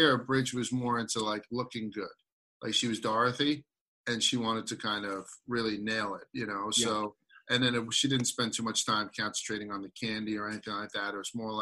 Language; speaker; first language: English; native; English